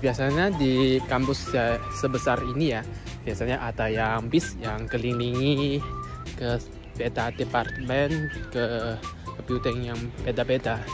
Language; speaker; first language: Indonesian; non-native, fluent; Chinese